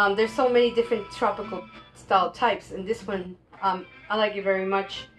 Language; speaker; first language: English; native; English